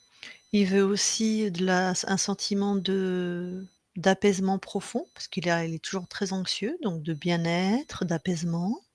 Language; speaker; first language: French; native; French